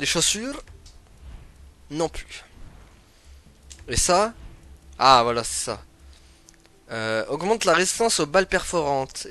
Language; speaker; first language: French; native; French